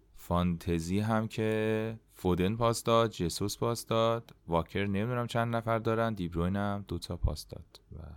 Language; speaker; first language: Persian; native; Persian